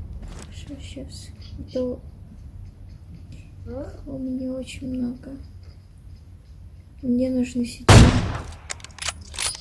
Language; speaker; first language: Russian; non-native, local second language; Kyrgyz